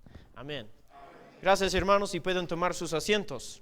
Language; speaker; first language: Spanish; non-native, fluent; English